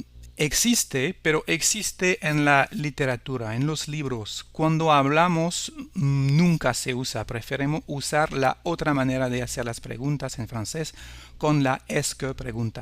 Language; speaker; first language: Spanish; non-native, fluent; French